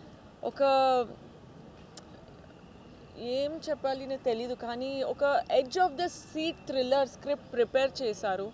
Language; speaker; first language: Telugu; non-native, fluent; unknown